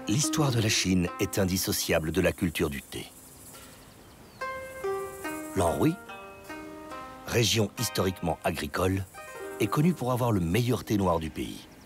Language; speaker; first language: French; native; French